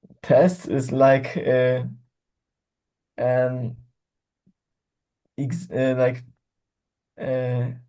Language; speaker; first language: English; non-native, learner; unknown